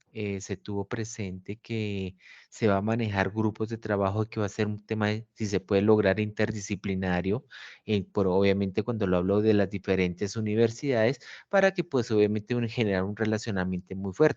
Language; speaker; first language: Spanish; native; Spanish